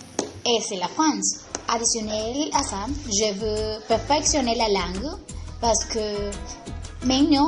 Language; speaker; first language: French; non-native, learner; Spanish